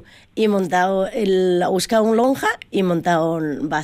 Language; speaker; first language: Spanish; non-native, learner; Chinese